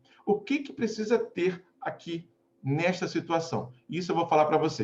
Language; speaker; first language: Portuguese; native; Portuguese